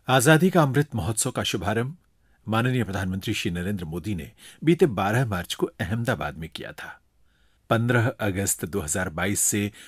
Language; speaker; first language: Hindi; native; Hindi